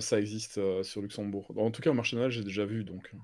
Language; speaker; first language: French; native; French